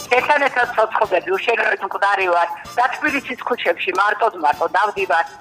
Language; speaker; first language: Georgian; native; Georgian